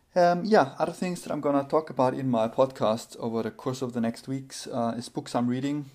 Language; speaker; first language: English; non-native, fluent; German